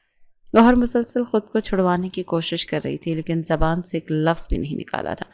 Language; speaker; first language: Urdu; native; Urdu